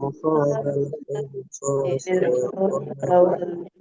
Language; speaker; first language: Arabic; non-native, learner; Bangla